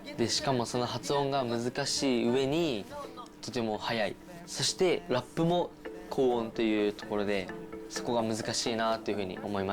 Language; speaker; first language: Japanese; native; Japanese